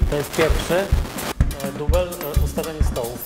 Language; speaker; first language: Polish; native; Polish